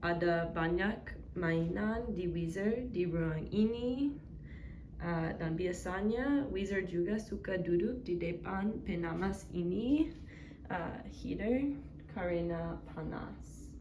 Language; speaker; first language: Indonesian; non-native, learner; English